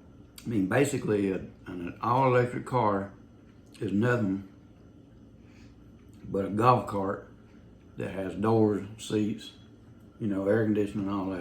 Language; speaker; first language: English; native; English